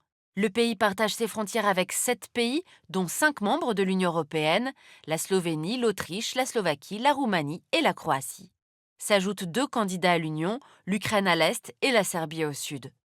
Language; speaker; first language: French; native; French